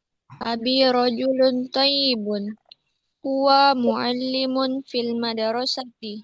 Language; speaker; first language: Arabic; non-native, learner; Indonesian